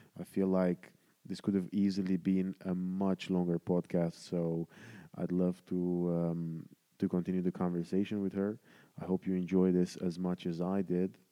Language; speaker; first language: English; non-native, fluent; Romanian